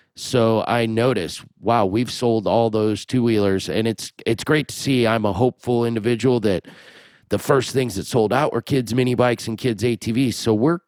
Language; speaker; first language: English; native; English